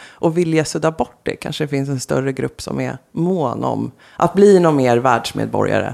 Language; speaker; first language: Swedish; native; Swedish